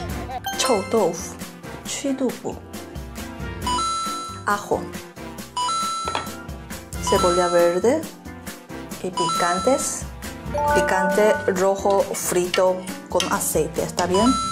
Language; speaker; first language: Spanish; non-native, learner; Korean